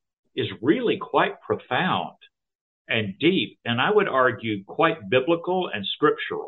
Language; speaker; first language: English; native; English